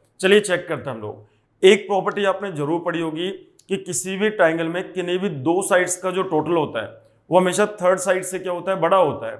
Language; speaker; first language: Hindi; native; Hindi